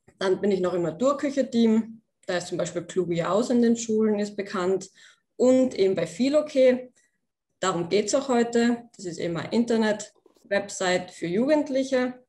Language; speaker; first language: German; native; German